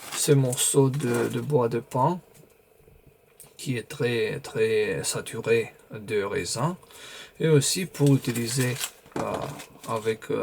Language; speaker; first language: French; non-native, fluent; Romanian